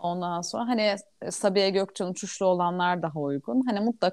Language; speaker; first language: Turkish; native; Turkish